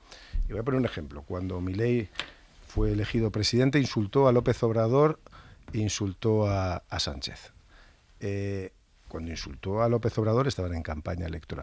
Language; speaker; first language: Spanish; native; Spanish